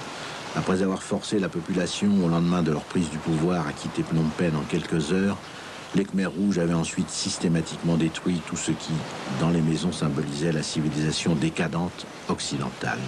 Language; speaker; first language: French; native; French